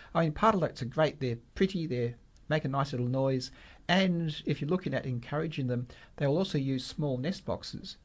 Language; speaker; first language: English; native; English